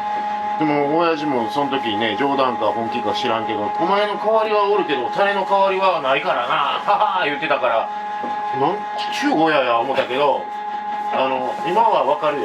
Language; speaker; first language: Japanese; native; Japanese